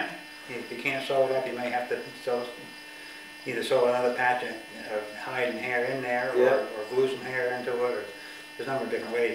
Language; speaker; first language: English; native; English